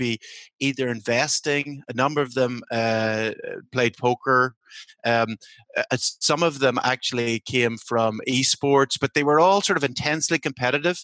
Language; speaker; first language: English; native; English